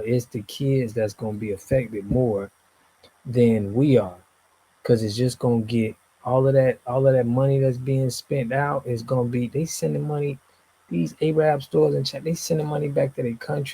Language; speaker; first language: English; native; English